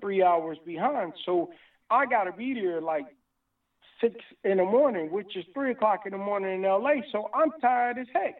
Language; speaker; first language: English; native; English